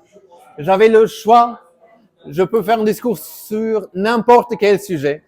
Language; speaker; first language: French; non-native, fluent; German